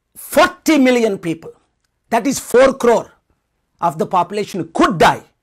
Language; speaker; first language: English; non-native, local second language; Telugu